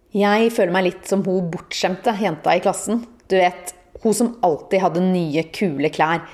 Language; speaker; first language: Norwegian; native; Norwegian